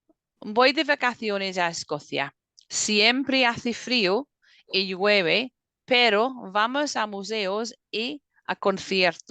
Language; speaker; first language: Spanish; non-native, fluent; English